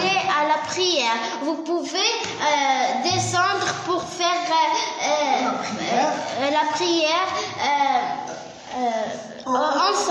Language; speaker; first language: French; non-native, learner; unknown